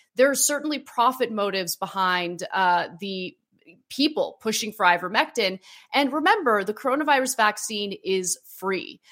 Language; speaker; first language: English; early bilingual, other home language; Armenian